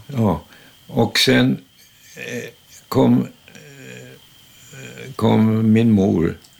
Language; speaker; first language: Swedish; early bilingual, other home language; German